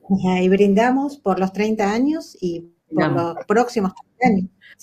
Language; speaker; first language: Spanish; native; Spanish